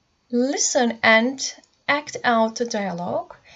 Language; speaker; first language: English; non-native, fluent; Turkish